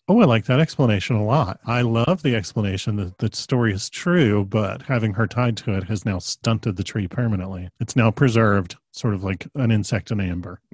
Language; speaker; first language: English; native; English